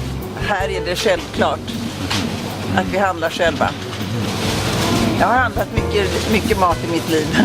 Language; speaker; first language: Swedish; native; Swedish